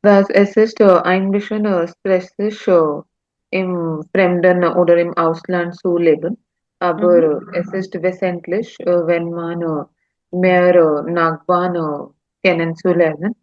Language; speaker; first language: German; non-native, learner; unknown